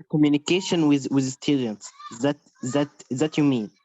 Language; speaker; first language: English; non-native, learner; Spanish